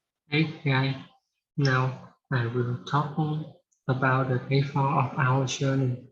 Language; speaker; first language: English; non-native, learner; Vietnamese